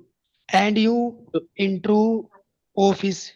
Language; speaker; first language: English; non-native, learner; Hindi